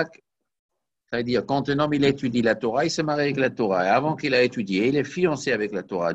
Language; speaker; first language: French; native; French